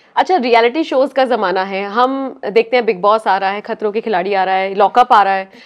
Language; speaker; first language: Hindi; native; Hindi